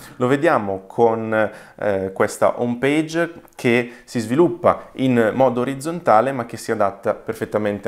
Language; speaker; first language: Italian; native; Italian